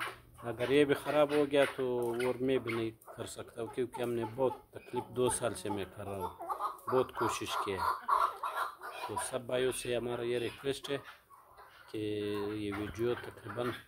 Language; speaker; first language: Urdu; non-native, local second language; Pashto